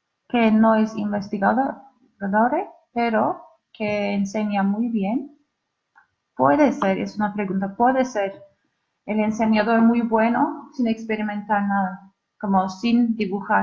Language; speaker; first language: Spanish; non-native, learner; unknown